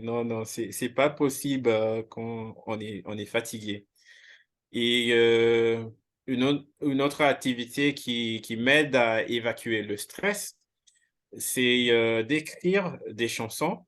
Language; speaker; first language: French; non-native, fluent; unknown